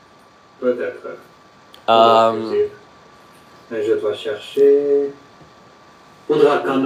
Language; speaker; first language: French; non-native, fluent; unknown